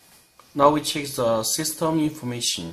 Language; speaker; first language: English; non-native, learner; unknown